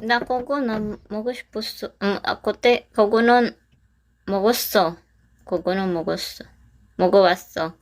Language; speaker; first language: Korean; non-native, learner; Cebuano